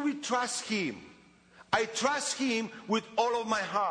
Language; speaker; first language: English; non-native, fluent; Polish